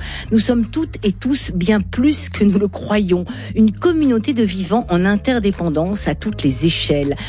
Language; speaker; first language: French; native; French